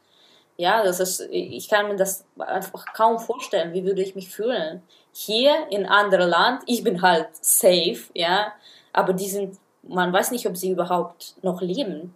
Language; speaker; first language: German; non-native, fluent; Russian